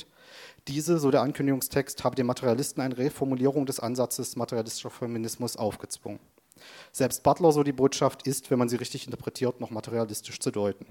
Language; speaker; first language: German; native; German